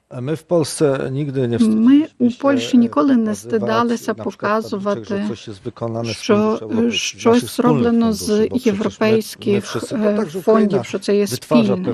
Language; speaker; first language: Ukrainian; non-native, fluent; Polish